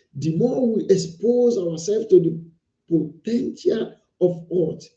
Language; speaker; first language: English; non-native, local second language; Yoruba